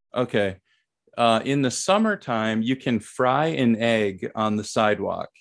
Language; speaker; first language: English; native; English